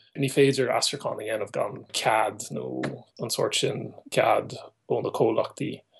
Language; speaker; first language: Irish; non-native, fluent; English